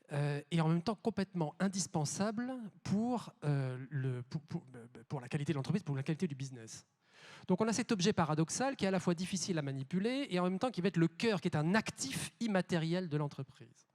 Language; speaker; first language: French; native; French